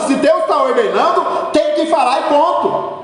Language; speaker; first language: Portuguese; native; Portuguese